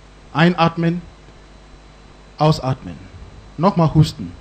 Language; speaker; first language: German; non-native, learner; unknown